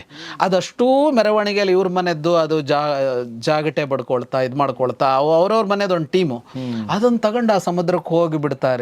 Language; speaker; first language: Kannada; native; Kannada